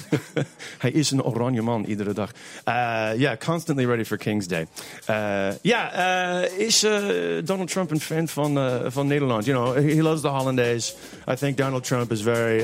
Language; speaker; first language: Dutch; non-native, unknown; English